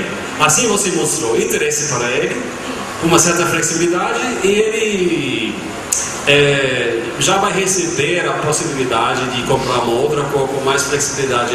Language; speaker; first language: Portuguese; non-native, fluent; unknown